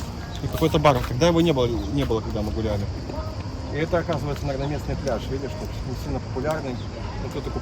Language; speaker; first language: Russian; native; Russian